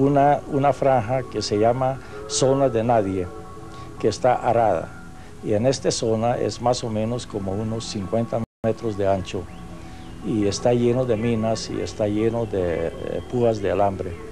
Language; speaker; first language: Spanish; non-native, fluent; Hungarian